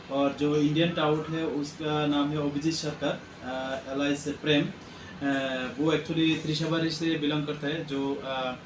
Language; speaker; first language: Hindi; non-native, local second language; Bangla